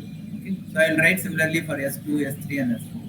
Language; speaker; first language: English; non-native, local second language; Tamil